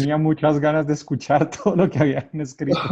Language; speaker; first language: Spanish; native; Spanish